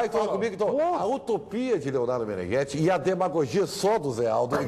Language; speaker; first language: Portuguese; native; Portuguese